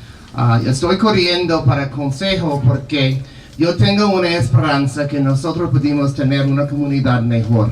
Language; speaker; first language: Spanish; non-native, learner; English